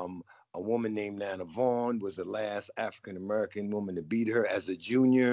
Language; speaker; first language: English; native; English